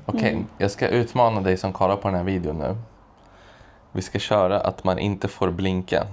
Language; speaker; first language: Swedish; native; Swedish